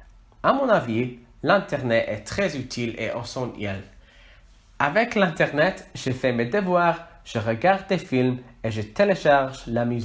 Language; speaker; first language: French; non-native, learner; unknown